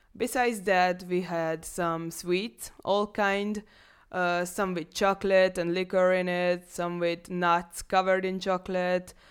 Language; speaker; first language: English; non-native, fluent; Hungarian